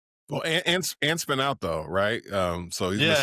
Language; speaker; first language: English; native; English